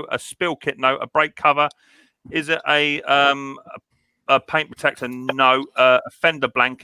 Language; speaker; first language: English; native; English